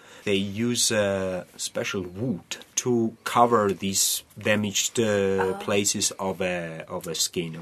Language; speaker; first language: English; non-native, fluent; Georgian